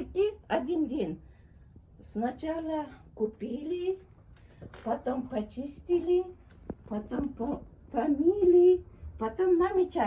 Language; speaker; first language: Russian; non-native, local second language; Uzbek